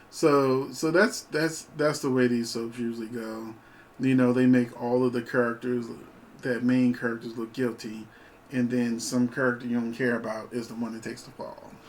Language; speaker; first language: English; native; English